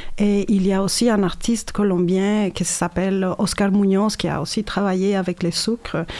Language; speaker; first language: French; non-native, fluent; Spanish